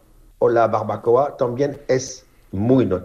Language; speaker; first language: Spanish; non-native, learner; French